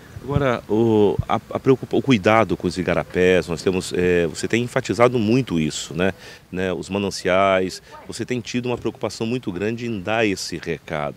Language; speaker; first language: Portuguese; native; Portuguese